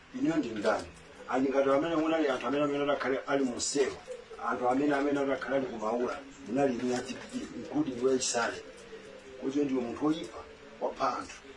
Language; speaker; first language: Nyanja; native; Nyanja